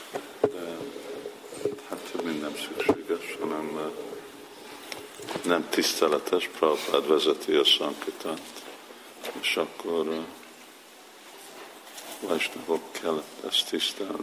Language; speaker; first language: Hungarian; non-native, fluent; English